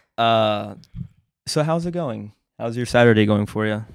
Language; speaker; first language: English; early bilingual, other home language; Spanish